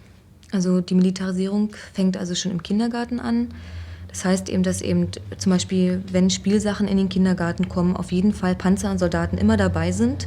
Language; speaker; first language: German; native; German